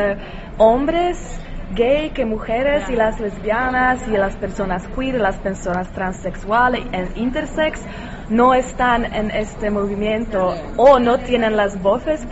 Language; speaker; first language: Spanish; non-native, learner; Polish